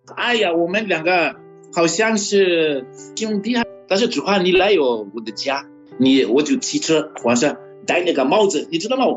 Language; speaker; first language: Chinese; non-native, fluent; Malagasy